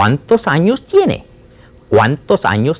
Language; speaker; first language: Spanish; non-native, fluent; English